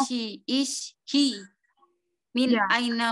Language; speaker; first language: English; non-native, learner; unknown